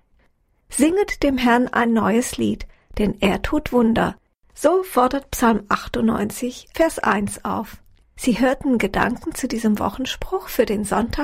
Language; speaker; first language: German; native; German